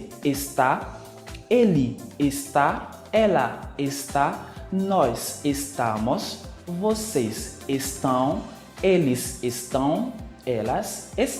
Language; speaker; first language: Portuguese; non-native, fluent; Haitian Creole